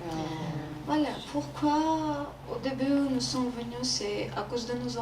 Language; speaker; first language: French; non-native, learner; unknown